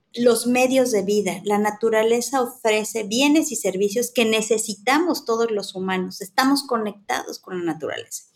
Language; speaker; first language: Spanish; native; Spanish